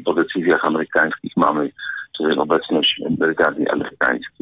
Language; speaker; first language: Polish; native; Polish